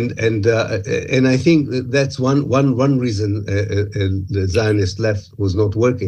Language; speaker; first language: English; non-native, fluent; Hebrew